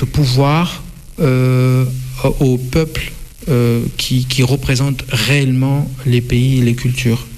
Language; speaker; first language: French; non-native, fluent; Russian